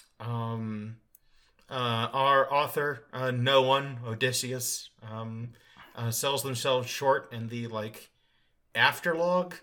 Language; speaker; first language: English; native; English